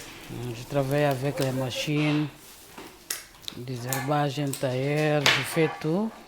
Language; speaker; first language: French; non-native, learner; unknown